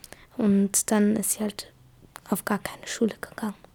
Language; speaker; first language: German; early bilingual, other home language; Kurdish